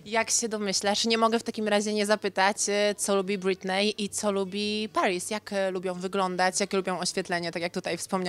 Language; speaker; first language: Polish; native; Polish